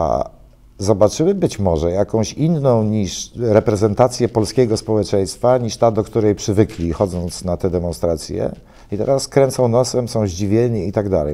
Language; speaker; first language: Polish; native; Polish